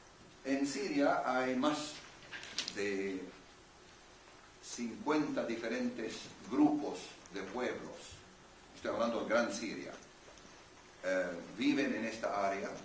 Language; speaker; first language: Spanish; non-native, fluent; Arabic